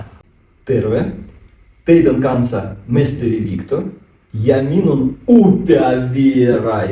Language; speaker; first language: Finnish; non-native, learner; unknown